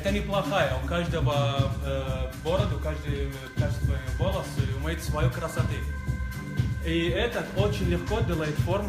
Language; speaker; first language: Russian; non-native, local second language; Georgian